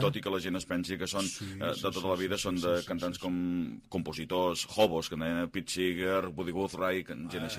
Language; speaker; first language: Catalan; native; Catalan